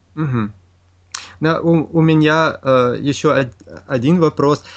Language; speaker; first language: Russian; non-native, learner; German